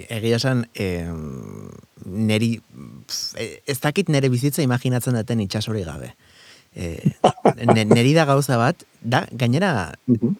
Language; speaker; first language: Basque; native; Basque